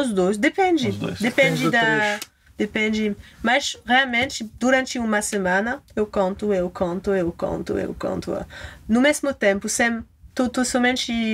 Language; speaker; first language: Portuguese; non-native, fluent; French